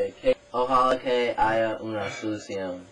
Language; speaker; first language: Spanish; non-native, learner; English